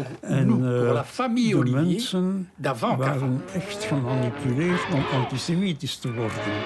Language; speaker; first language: Dutch; early bilingual, other home language; Yiddish